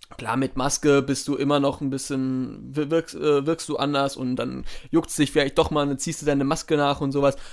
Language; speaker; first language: German; native; German